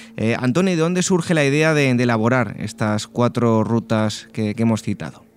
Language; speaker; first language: Spanish; native; Spanish